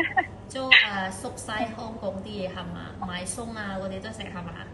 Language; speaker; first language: Cantonese; native; Cantonese